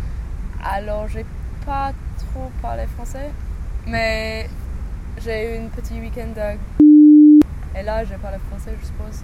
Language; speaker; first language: French; non-native, fluent; English